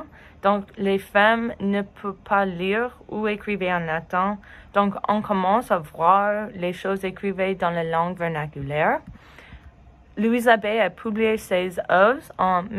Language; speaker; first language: French; non-native, learner; English